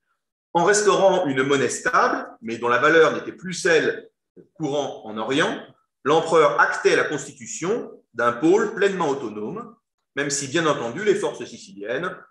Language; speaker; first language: French; native; French